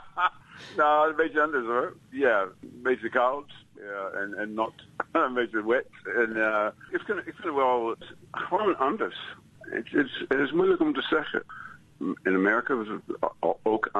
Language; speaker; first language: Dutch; non-native, fluent; English